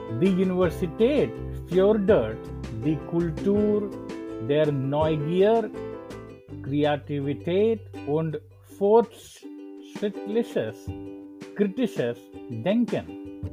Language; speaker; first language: German; non-native, learner; English